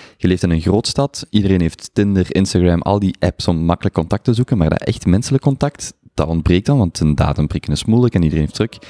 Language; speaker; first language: Dutch; native; Dutch